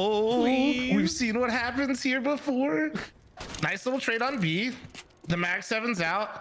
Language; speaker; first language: English; native; English